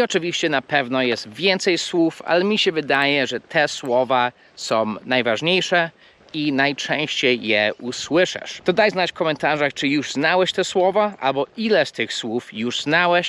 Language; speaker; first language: Polish; non-native, fluent; English